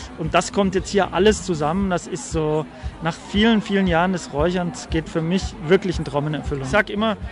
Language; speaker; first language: German; native; German